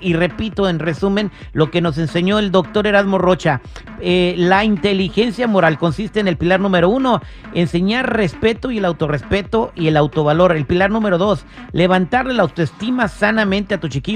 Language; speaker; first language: Spanish; native; Spanish